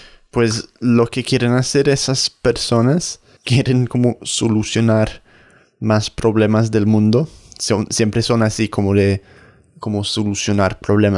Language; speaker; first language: Spanish; non-native, fluent; English